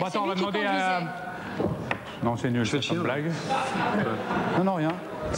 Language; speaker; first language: French; native; French